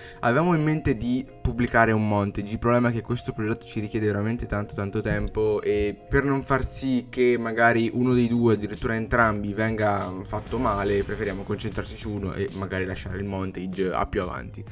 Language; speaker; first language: Italian; native; Italian